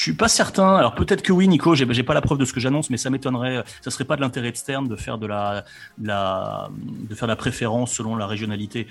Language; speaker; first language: French; native; French